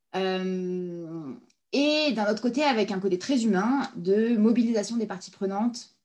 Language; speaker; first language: French; native; French